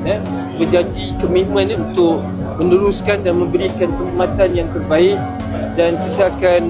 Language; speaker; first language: Malay; native; Malay